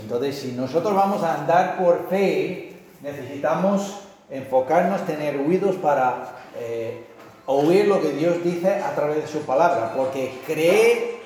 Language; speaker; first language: Spanish; non-native, fluent; English